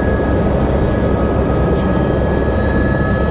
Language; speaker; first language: French; native; French